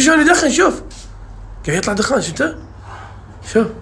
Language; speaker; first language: Arabic; native; Arabic